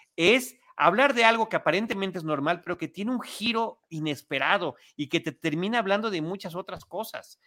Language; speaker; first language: Spanish; native; Spanish